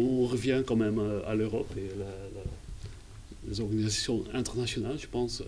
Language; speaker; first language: French; non-native, fluent; Dutch